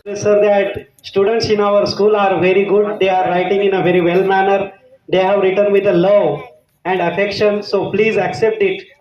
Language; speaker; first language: English; non-native, local second language; Marathi